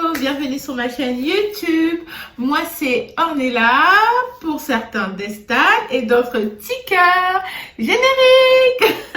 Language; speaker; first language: French; non-native, local second language; Lingala